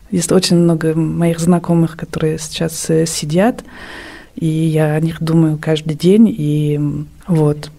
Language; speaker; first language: Russian; non-native, fluent; French